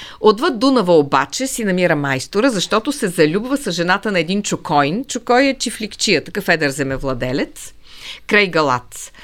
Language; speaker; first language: Bulgarian; native; Bulgarian